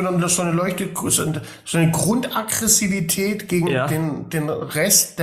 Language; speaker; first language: German; native; German